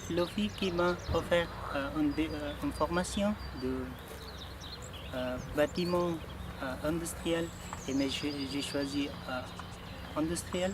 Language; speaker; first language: French; non-native, learner; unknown